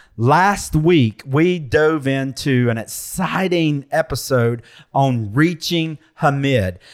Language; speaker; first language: English; native; English